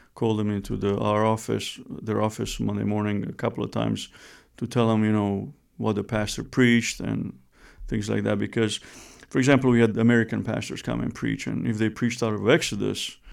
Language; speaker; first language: English; non-native, fluent; Romanian